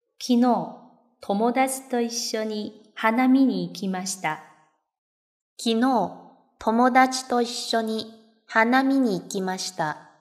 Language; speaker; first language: Japanese; non-native, fluent; Chinese